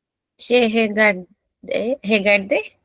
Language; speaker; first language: French; non-native, learner; Portuguese